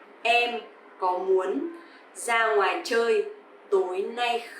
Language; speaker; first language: Vietnamese; native; Vietnamese